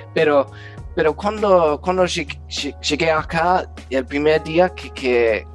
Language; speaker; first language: Spanish; non-native, fluent; English